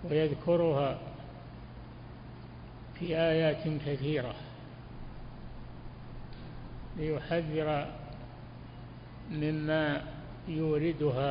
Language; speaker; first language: Arabic; native; Arabic